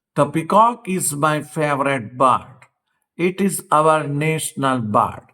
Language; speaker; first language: English; non-native, local second language; Gujarati